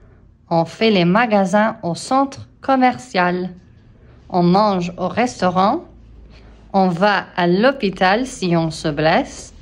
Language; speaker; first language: French; non-native, fluent; English